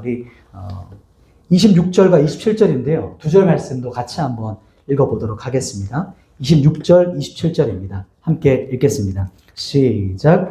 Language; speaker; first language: Korean; native; Korean